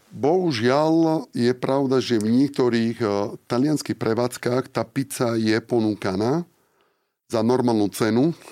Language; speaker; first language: Slovak; non-native, fluent; Italian